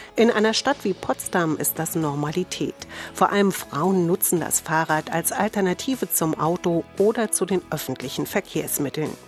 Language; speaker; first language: German; native; German